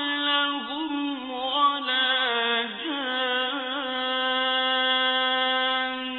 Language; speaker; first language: Arabic; native; Arabic